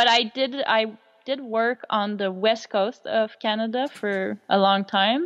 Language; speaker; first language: English; non-native, fluent; French